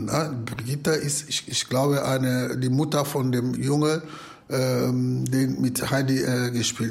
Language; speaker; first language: German; non-native, fluent; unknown